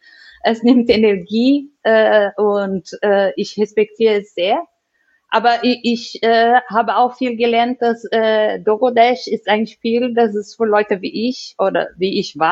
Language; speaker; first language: German; non-native, fluent; Portuguese